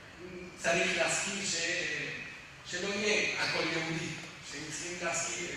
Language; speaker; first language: Hebrew; non-native, fluent; Spanish